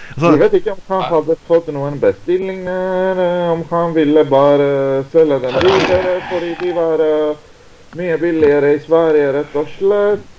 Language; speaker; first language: Norwegian; non-native, fluent; Greek